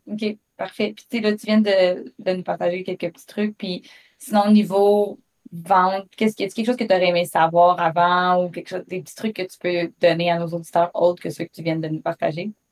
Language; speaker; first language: French; native; French